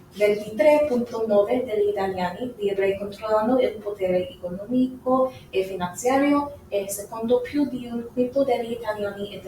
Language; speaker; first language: Italian; non-native, learner; English